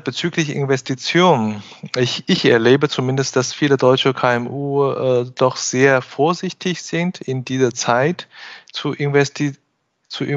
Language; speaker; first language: German; non-native, fluent; Chinese